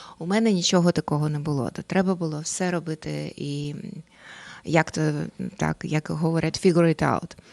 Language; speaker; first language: Ukrainian; non-native, local second language; Russian